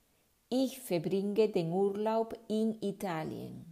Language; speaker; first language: German; non-native, fluent; Spanish